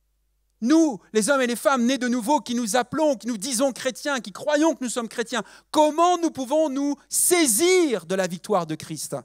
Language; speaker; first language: French; native; French